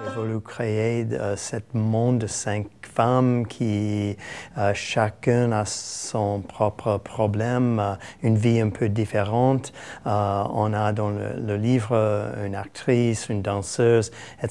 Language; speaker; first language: French; non-native, fluent; English